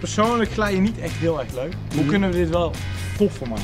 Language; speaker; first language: Dutch; native; Dutch